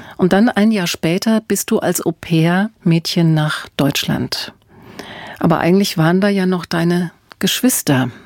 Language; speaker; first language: German; native; German